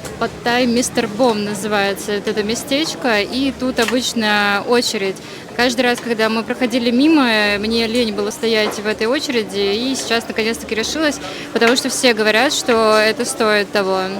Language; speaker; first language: Russian; native; Russian